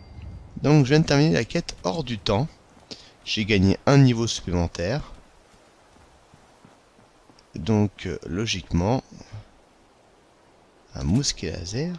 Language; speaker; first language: French; native; French